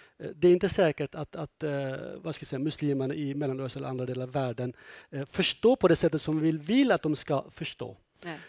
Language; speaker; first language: Swedish; non-native, fluent; Kurdish